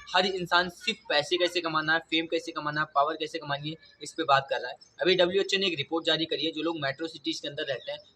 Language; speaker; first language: Hindi; native; Hindi